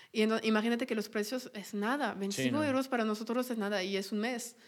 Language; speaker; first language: Spanish; non-native, fluent; French